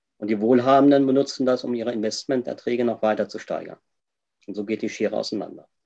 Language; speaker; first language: German; native; German